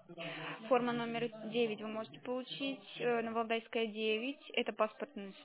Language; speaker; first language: Russian; native; Russian